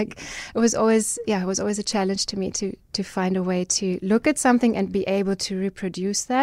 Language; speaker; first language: English; non-native, fluent; German